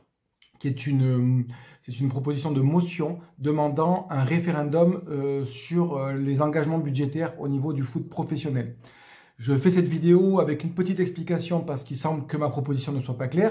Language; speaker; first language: French; native; French